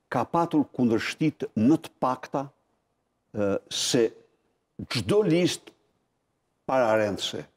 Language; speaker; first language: Albanian; native; Albanian